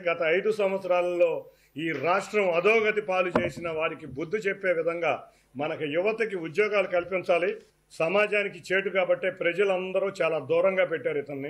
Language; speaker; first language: Telugu; native; Telugu